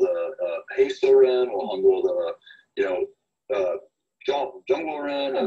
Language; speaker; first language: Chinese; non-native, learner; English